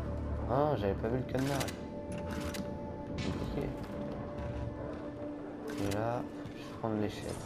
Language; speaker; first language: French; native; French